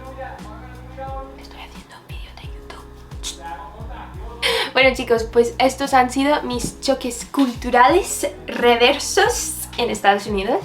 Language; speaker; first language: Spanish; non-native, fluent; English